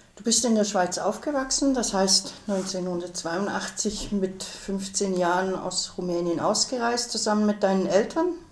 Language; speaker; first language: German; native; German